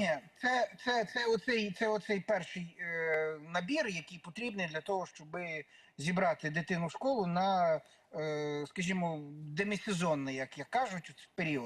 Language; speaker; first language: Ukrainian; native; Ukrainian